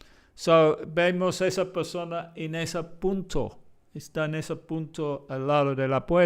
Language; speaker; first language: Spanish; non-native, fluent; English